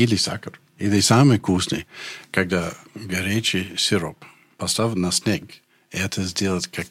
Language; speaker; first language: Russian; non-native, learner; English